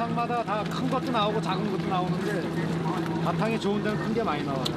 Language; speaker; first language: Korean; native; Korean